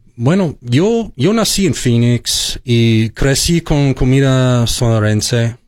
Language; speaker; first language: Spanish; non-native, fluent; English